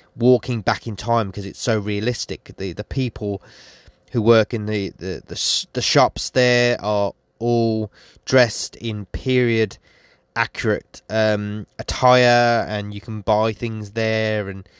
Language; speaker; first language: English; native; English